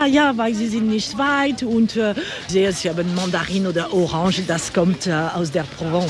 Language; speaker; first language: German; non-native, learner; French